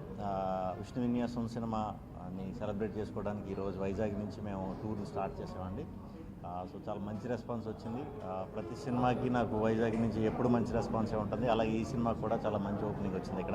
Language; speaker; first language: Telugu; native; Telugu